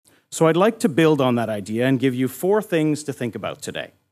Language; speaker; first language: English; native; English